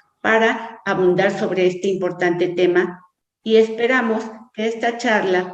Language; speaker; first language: Spanish; native; Spanish